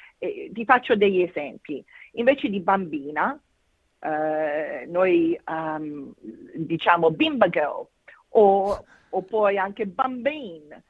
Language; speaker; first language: Italian; early bilingual, heritage; Italian